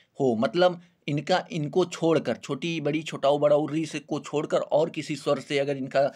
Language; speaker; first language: Hindi; native; Hindi